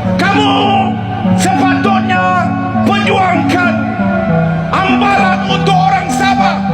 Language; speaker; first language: Malay; native; Malay